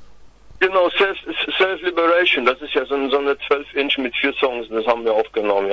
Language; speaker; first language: German; native; German